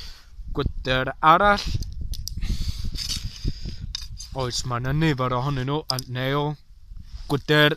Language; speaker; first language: Welsh; non-native, learner; English